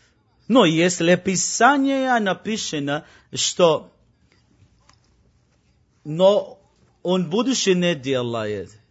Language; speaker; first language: Russian; non-native, learner; Spanish